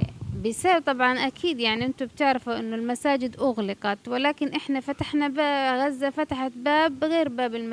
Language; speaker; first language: Arabic; native; Arabic